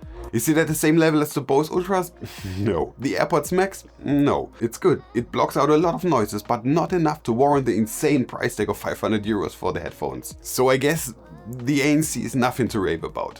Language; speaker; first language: English; non-native, fluent; German